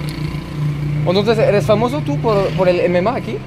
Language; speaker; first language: Spanish; non-native, learner; French